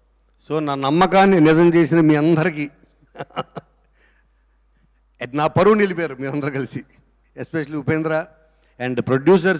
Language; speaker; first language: Telugu; native; Telugu